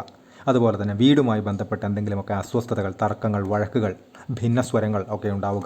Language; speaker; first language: Malayalam; native; Malayalam